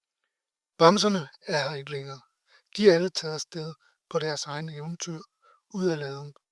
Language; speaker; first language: Danish; native; Danish